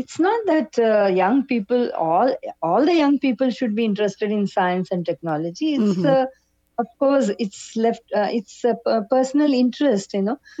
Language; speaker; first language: English; non-native, local second language; Kannada